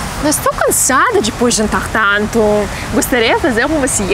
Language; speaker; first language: Portuguese; non-native, learner; Russian